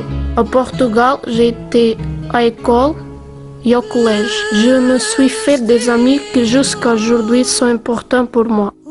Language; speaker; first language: French; non-native, learner; Portuguese